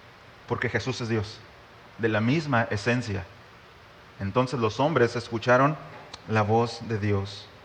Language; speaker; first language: Spanish; native; Spanish